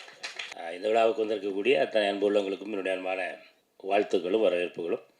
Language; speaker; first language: Tamil; native; Tamil